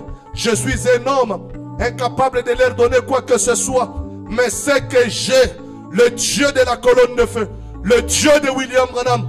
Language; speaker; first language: French; non-native, local second language; Swahili